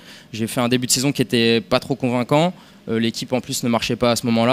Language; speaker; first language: French; native; French